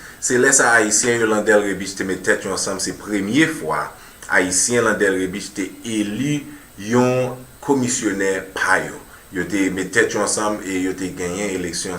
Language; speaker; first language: Haitian Creole; early bilingual, heritage; Haitian Creole